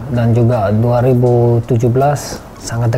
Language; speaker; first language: Indonesian; non-native, learner; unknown